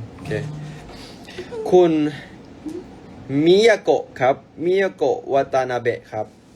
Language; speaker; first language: Thai; native; Thai